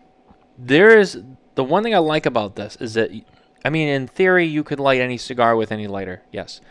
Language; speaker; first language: English; native; English